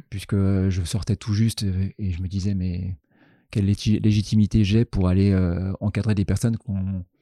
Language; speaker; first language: French; native; French